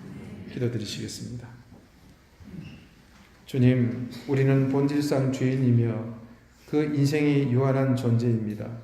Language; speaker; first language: Korean; native; Korean